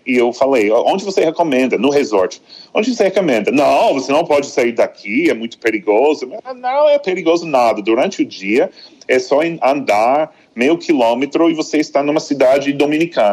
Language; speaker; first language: Portuguese; non-native, fluent; English